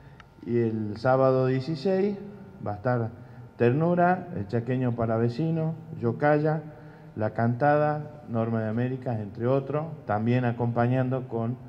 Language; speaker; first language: Spanish; native; Spanish